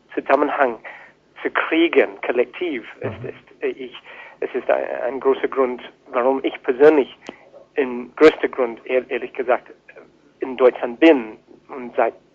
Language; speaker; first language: German; non-native, fluent; English